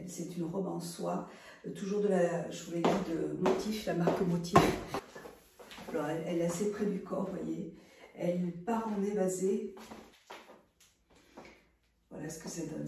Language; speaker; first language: French; native; French